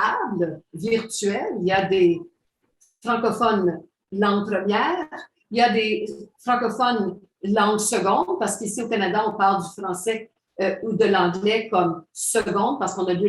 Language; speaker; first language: French; native; French